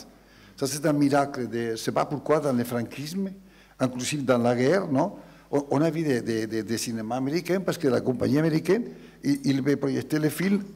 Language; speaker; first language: French; non-native, learner; Spanish